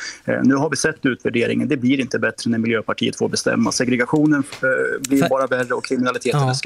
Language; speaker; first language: Swedish; native; Swedish